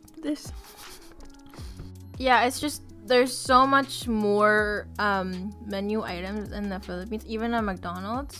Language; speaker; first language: English; non-native, local second language; Filipino